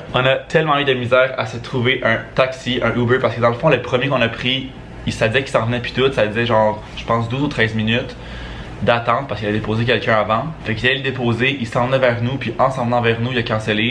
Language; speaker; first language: French; native; French